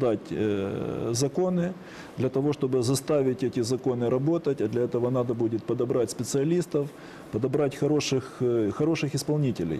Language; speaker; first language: Russian; native; Russian